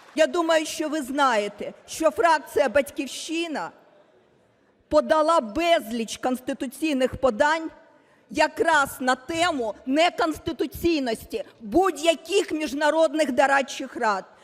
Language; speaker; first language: Ukrainian; non-native, local second language; Russian